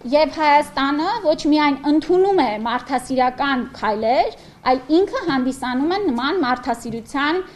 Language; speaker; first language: Armenian; native; Armenian